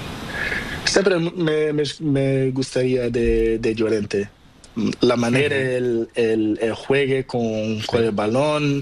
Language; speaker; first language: Spanish; non-native, learner; Portuguese